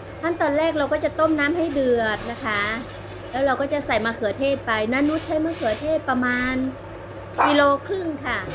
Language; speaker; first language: Thai; native; Thai